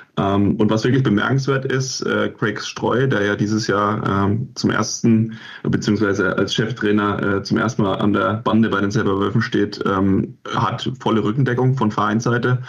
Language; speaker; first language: German; native; German